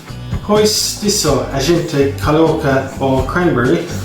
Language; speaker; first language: Portuguese; non-native, learner; English